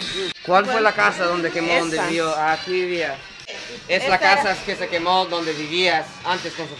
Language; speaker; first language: Spanish; non-native, fluent; Japanese